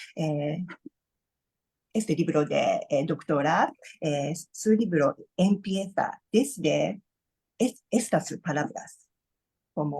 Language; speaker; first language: Spanish; non-native, learner; Japanese